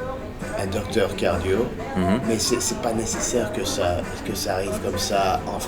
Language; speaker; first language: French; early bilingual, heritage; English